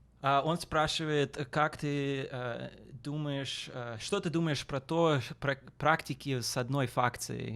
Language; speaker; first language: Russian; early bilingual, heritage; Russian